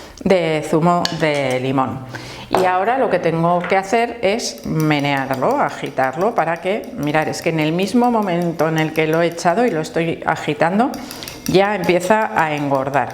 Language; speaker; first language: Spanish; native; Spanish